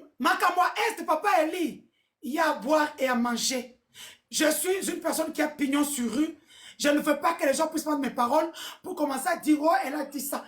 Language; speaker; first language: French; non-native, local second language; Lingala